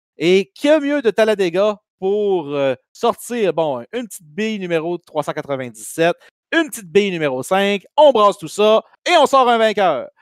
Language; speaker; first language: French; native; French